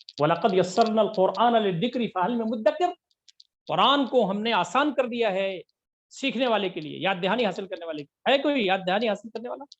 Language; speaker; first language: Urdu; native; Urdu